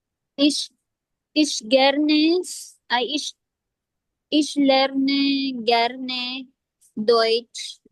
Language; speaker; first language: German; non-native, learner; Filipino